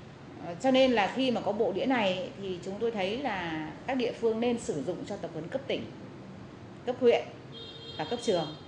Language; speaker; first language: Vietnamese; native; Vietnamese